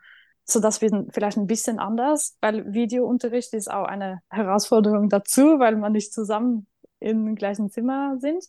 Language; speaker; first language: German; non-native, fluent; Norwegian